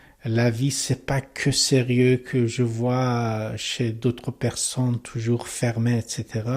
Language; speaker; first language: French; non-native, learner; Persian